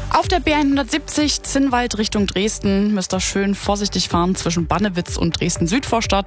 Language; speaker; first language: German; native; German